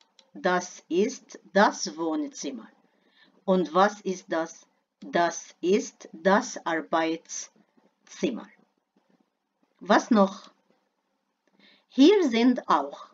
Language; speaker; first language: German; non-native, fluent; Arabic